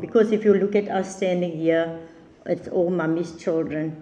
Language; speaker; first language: English; non-native, local second language; Afrikaans